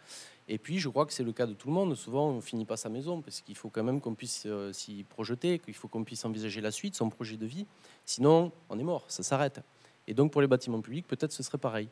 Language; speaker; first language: French; native; French